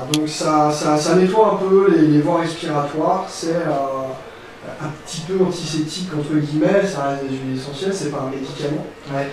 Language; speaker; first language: French; native; French